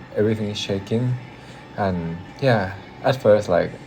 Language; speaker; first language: English; non-native, fluent; Thai